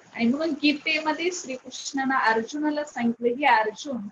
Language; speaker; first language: Hindi; non-native, local second language; Marathi